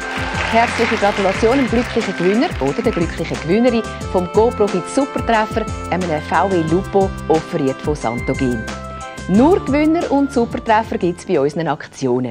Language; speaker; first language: German; native; German